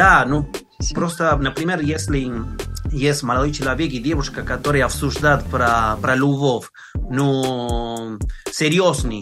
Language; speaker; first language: Russian; non-native, learner; Spanish